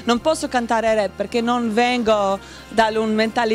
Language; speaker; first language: Italian; non-native, learner; Albanian